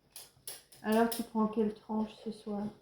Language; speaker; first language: French; native; French